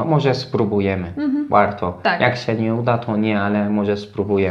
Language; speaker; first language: Polish; non-native, learner; Turkish